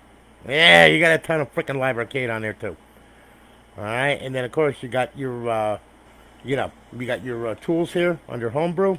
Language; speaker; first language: English; native; English